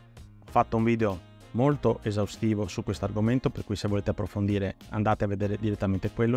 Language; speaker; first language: Italian; native; Italian